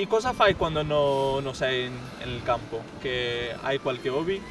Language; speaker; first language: Italian; non-native, learner; Dutch